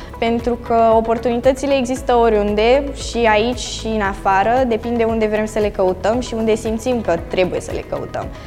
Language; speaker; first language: Romanian; native; Romanian